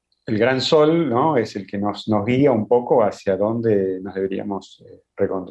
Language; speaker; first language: Spanish; native; Spanish